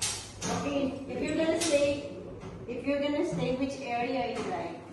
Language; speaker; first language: English; non-native, local second language; Filipino